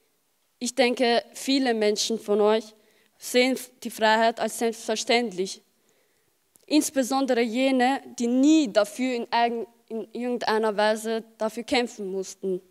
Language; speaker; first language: German; early bilingual, other home language; Albanian